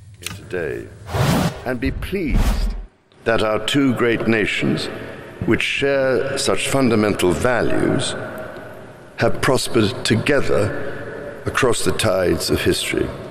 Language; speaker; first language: English; native; English